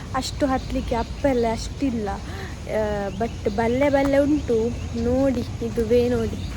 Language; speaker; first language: Kannada; non-native, local second language; Tulu